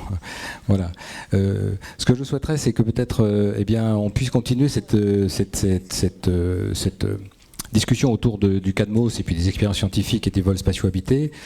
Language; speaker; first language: French; native; French